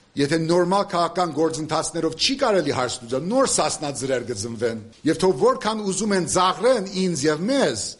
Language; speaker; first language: Armenian; early bilingual, heritage; Armenian